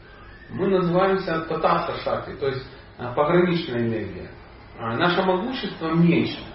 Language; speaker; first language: Russian; native; Russian